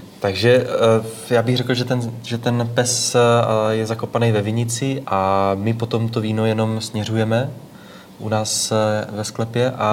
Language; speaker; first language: Czech; native; Czech